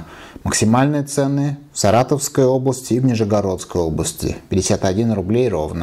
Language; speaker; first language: Russian; native; Russian